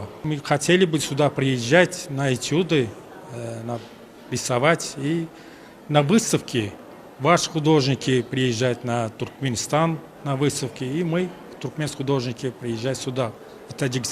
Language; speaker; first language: Russian; non-native, local second language; Turkmen